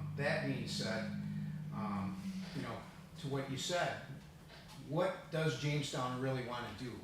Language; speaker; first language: English; early bilingual, other home language; Italian